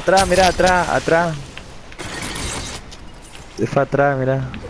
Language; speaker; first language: Spanish; native; Spanish